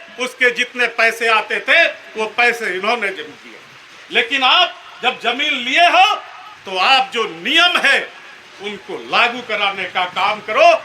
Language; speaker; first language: Hindi; native; Hindi